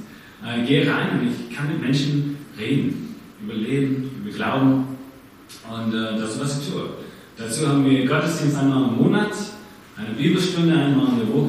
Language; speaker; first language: German; non-native, fluent; English